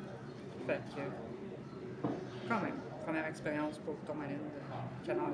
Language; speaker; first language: French; native; French